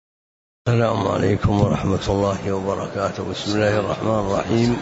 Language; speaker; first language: Arabic; native; Arabic